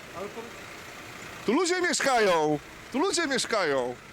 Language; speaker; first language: Polish; native; Polish